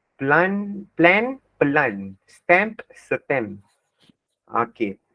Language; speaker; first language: Malay; non-native, local second language; Tamil